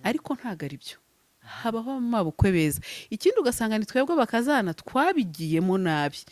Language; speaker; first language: Kinyarwanda; native; Kinyarwanda